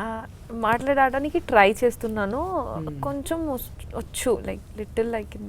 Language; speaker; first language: Telugu; non-native, learner; Bangla